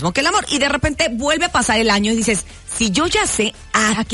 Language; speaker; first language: Spanish; native; Spanish